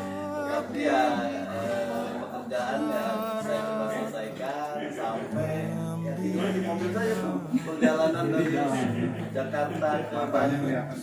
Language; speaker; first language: Indonesian; native; Indonesian